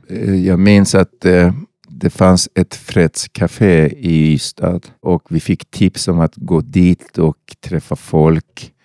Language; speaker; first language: Swedish; non-native, fluent; Persian